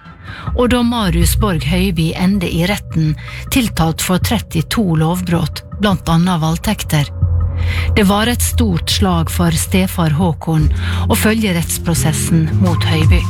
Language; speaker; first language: Norwegian; native; Norwegian